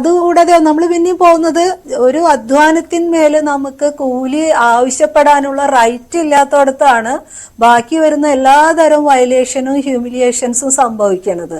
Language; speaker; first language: Malayalam; native; Malayalam